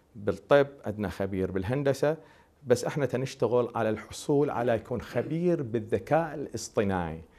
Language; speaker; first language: Arabic; native; Arabic